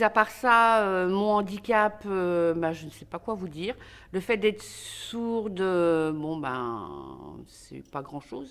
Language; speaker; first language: French; native; French